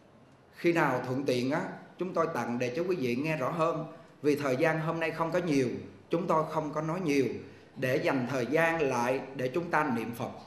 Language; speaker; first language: Vietnamese; native; Vietnamese